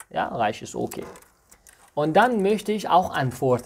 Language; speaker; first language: German; non-native, fluent; Persian